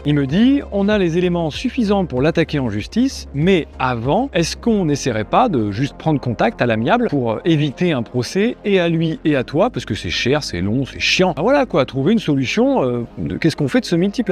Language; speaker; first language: French; native; French